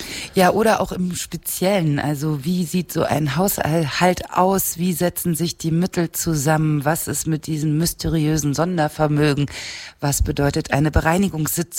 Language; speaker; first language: German; native; German